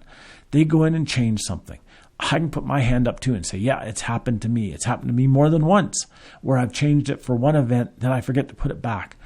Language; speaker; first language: English; native; English